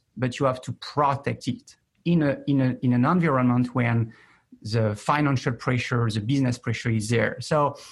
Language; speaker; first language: English; non-native, fluent; French